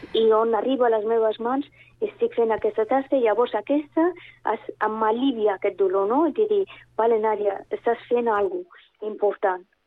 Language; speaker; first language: Catalan; non-native, fluent; Persian